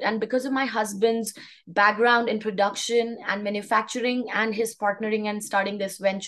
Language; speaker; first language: English; non-native, local second language; Hindi